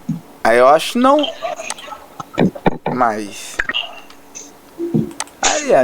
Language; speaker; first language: Portuguese; non-native, learner; Haitian Creole